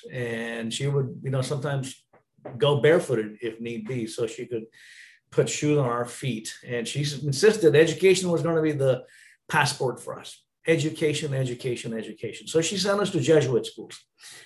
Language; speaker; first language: English; non-native, local second language; Tamil